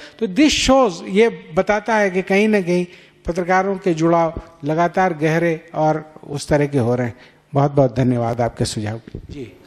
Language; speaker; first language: Hindi; native; Hindi